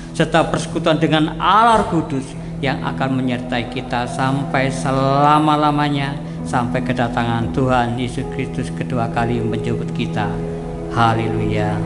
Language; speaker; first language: Indonesian; native; Indonesian